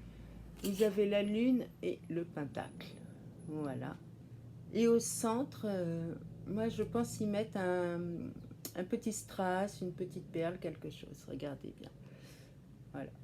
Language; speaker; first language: French; native; French